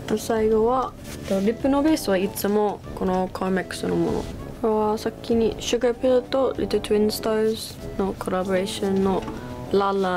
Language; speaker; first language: Japanese; non-native, learner; English